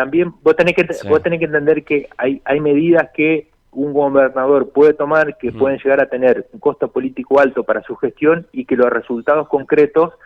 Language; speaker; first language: Spanish; native; Spanish